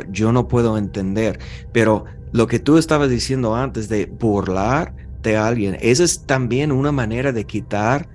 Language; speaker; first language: Spanish; non-native, fluent; English